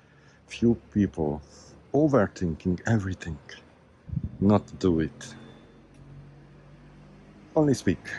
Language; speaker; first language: English; non-native, learner; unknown